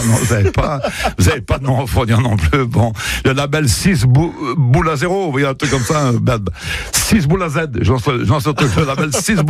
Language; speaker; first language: French; native; French